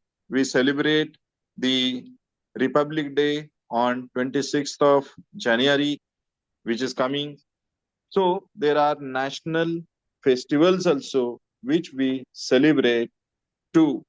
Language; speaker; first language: English; non-native, local second language; Marathi